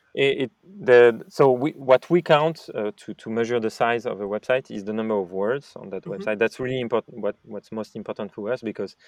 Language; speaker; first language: English; non-native, fluent; French